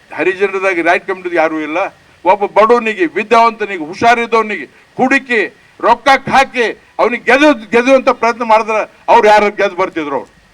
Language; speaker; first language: Kannada; non-native, local second language; Lambadi